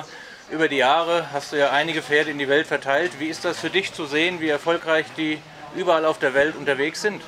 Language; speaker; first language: German; native; German